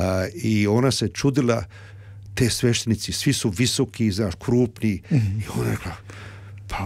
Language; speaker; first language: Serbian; early bilingual, heritage; Serbian